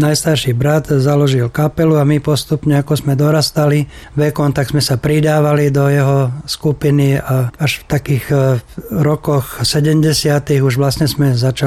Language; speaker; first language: Slovak; native; Slovak